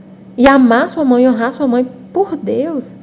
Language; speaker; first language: Portuguese; native; Portuguese